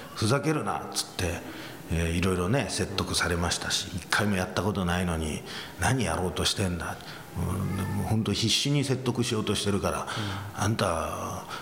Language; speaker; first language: Japanese; early bilingual, heritage; English